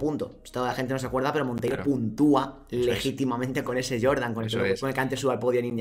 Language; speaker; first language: Spanish; native; Spanish